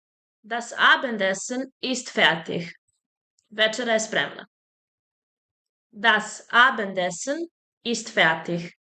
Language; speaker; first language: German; non-native, fluent; Serbian